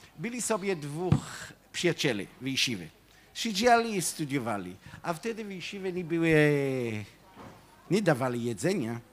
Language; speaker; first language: Polish; non-native, fluent; Hebrew